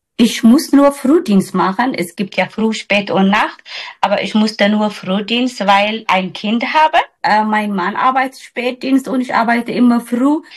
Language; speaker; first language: German; non-native, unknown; Somali